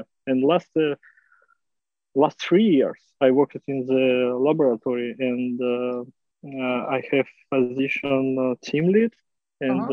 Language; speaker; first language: English; non-native, learner; Russian